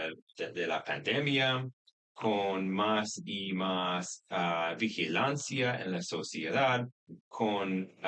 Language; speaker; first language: Spanish; non-native, fluent; English